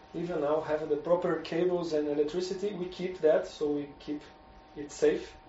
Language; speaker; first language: English; non-native, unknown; Portuguese